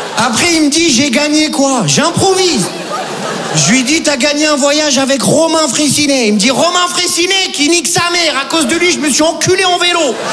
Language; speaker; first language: French; native; French